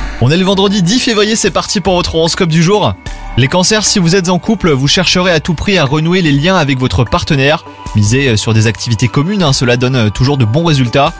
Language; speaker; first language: French; native; French